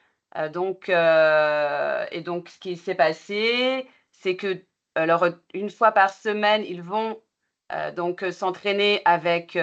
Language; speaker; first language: French; native; French